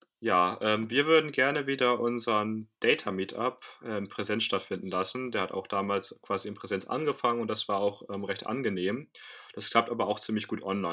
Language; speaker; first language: German; native; German